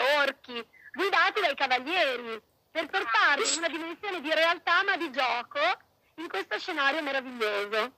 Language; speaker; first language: Italian; native; Italian